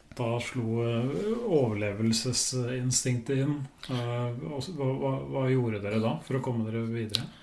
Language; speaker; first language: Norwegian; native; Norwegian